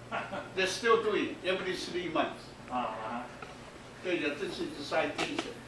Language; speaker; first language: English; non-native, learner; Korean